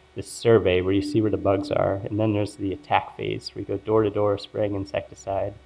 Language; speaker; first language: English; native; English